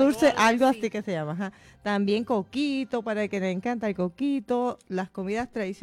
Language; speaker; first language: Spanish; native; Spanish